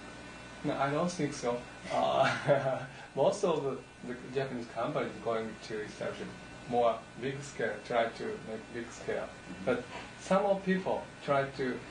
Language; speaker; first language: English; non-native, learner; Japanese